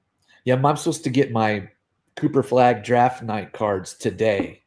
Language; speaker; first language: English; native; English